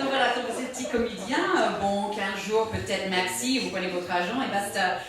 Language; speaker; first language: French; native; French